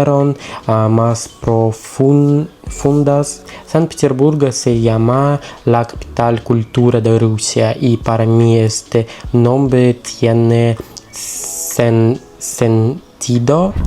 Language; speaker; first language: Spanish; non-native, learner; Russian